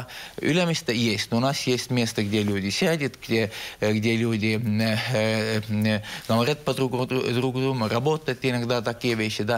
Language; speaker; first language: Russian; non-native, local second language; Estonian